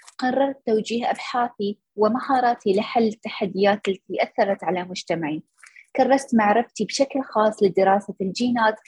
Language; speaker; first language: Arabic; native; Arabic